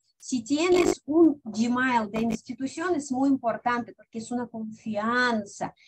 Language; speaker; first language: Spanish; non-native, fluent; Russian